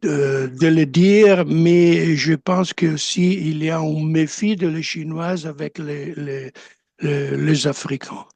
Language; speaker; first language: French; non-native, learner; Italian